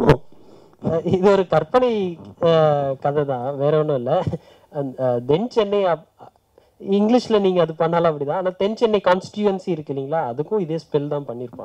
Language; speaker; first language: Tamil; native; Tamil